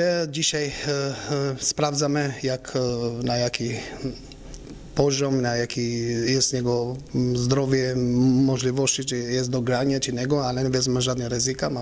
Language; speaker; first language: Polish; non-native, learner; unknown